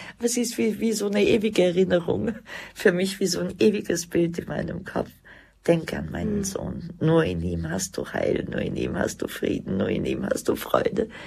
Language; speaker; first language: German; early bilingual, other home language; Croatian